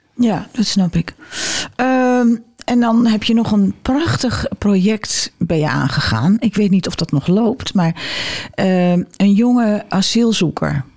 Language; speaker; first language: Dutch; native; Dutch